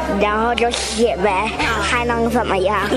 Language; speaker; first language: Chinese; native; Chinese